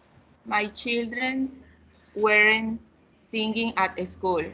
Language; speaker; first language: English; non-native, learner; Spanish